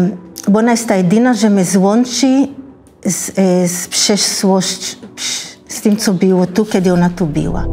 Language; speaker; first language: Polish; early bilingual, heritage; Hebrew